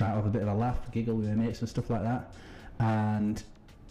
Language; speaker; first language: English; native; English